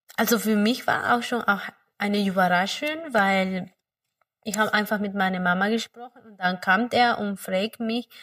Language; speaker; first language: German; non-native, fluent; Spanish